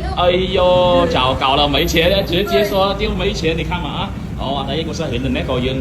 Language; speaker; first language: Chinese; non-native, fluent; Khmer